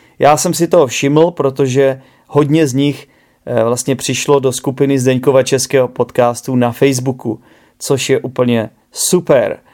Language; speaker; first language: Czech; native; Czech